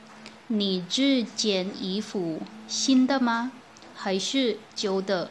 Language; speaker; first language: Chinese; non-native, learner; Filipino